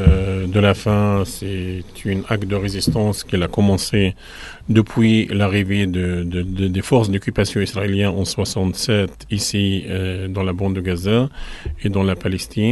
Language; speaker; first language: French; non-native, fluent; Arabic